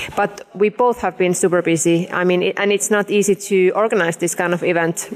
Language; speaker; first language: English; non-native, fluent; Finnish